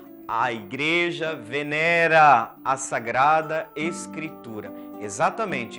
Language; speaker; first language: Portuguese; native; Portuguese